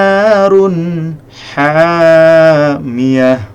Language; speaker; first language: Arabic; non-native, fluent; Indonesian